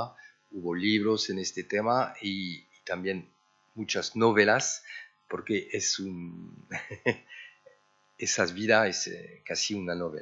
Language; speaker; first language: Spanish; early bilingual, heritage; French